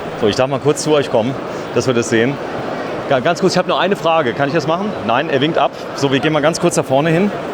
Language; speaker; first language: German; native; German